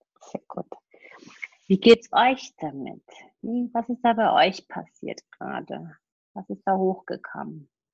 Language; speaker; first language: German; native; German